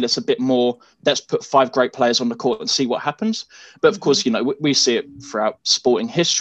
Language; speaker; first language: English; native; English